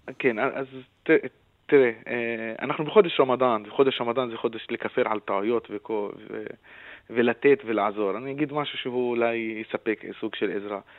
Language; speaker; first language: Hebrew; non-native, local second language; Arabic